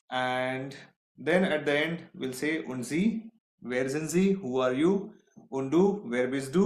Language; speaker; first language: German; non-native, fluent; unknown